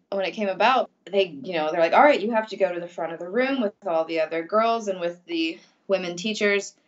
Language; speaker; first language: English; early bilingual, other home language; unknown